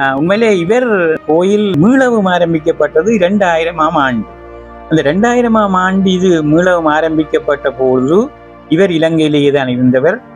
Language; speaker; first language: Tamil; native; Tamil